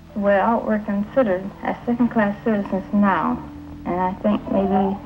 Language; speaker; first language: English; native; English